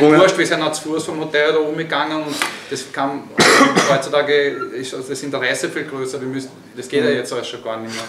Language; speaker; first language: German; native; German